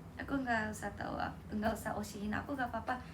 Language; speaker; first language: Indonesian; non-native, learner; Japanese